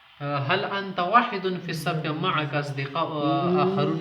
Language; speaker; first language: Arabic; non-native, fluent; Urdu